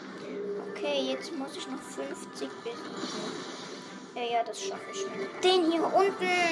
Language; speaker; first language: German; native; German